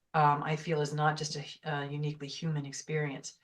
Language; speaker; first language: English; native; English